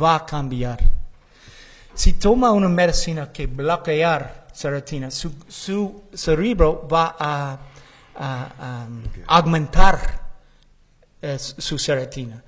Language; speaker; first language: Spanish; non-native, learner; English